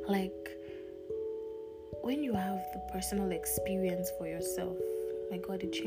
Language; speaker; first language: English; non-native, local second language; Yoruba